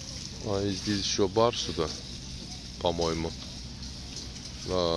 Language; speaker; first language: Russian; non-native, learner; Turkish